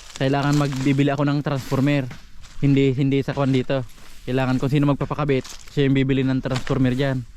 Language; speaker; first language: Filipino; non-native, local second language; Bikol